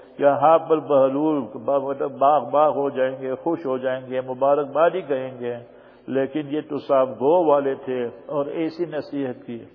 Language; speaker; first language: Urdu; native; Urdu